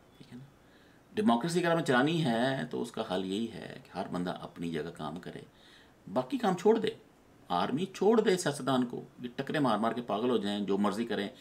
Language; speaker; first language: Urdu; native; Urdu